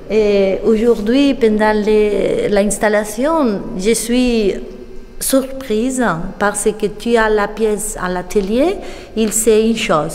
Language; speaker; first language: French; non-native, learner; Catalan